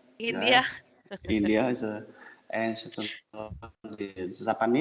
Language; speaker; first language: English; non-native, learner; Vietnamese